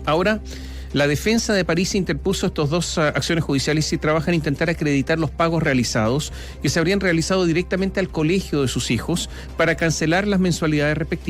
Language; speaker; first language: Spanish; native; Spanish